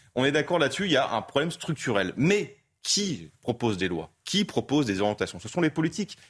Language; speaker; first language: French; native; French